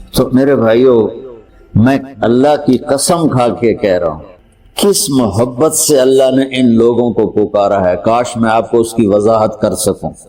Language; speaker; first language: Urdu; non-native, local second language; Punjabi